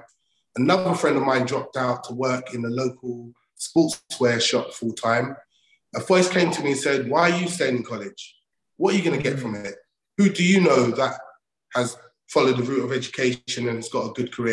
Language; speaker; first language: English; native; English